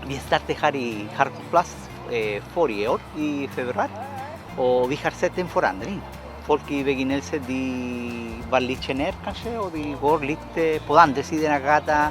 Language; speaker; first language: Norwegian; non-native, fluent; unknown